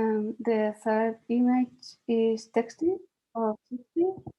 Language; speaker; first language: English; non-native, learner; Spanish